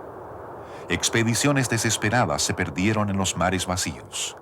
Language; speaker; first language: Spanish; native; Spanish